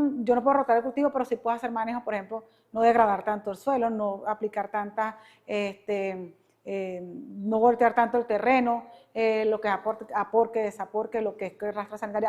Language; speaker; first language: Spanish; native; Spanish